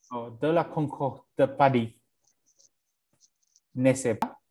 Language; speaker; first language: French; non-native, learner; English